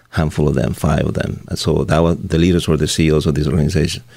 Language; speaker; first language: English; non-native, fluent; Spanish